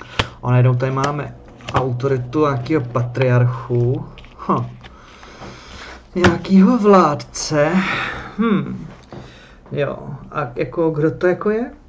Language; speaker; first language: Czech; native; Czech